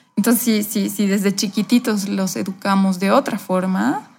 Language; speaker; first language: Spanish; native; Spanish